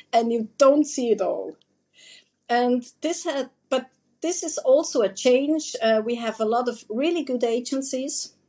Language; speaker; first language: English; non-native, fluent; German